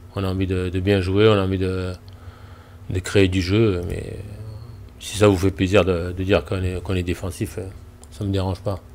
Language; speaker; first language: French; native; French